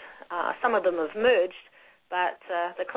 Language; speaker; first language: English; native; English